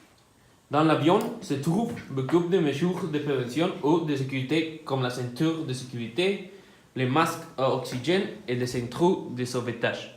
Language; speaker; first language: French; non-native, learner; Spanish